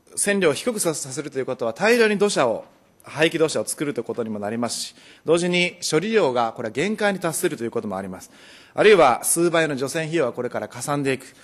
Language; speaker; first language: Japanese; native; Japanese